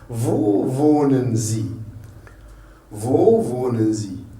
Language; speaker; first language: German; non-native, fluent; Arabic